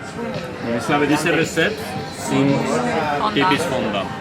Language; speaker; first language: German; non-native, learner; Spanish